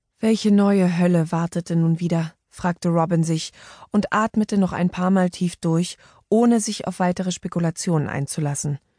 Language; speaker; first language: German; native; German